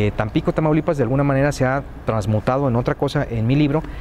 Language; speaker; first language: Spanish; native; Spanish